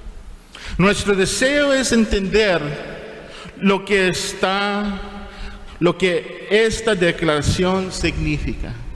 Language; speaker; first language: Spanish; non-native, fluent; English